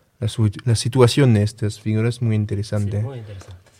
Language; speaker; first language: Spanish; non-native, learner; French